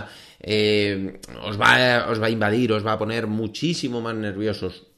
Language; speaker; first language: Spanish; native; Spanish